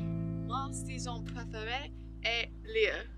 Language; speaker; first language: French; non-native, learner; English